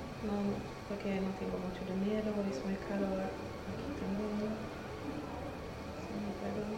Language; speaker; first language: Spanish; non-native, learner; Swedish